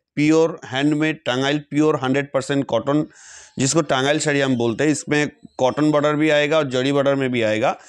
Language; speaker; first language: Hindi; non-native, local second language; Bangla